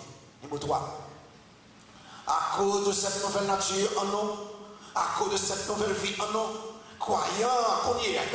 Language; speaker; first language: French; non-native, local second language; Haitian Creole